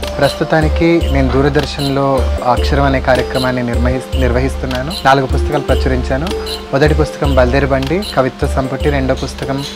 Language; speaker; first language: Telugu; non-native, local second language; Lambadi